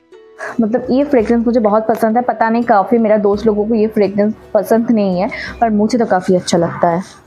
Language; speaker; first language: Hindi; non-native, local second language; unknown